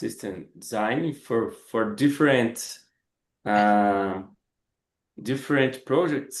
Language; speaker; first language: English; non-native, learner; Portuguese